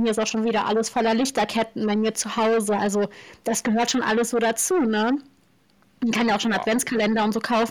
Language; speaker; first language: German; native; German